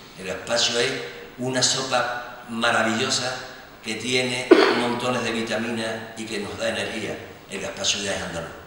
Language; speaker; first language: Spanish; native; Spanish